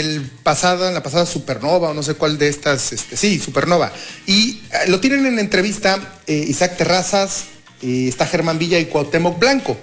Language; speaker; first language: Spanish; native; Spanish